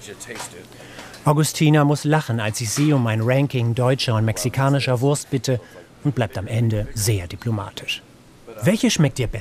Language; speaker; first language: German; native; German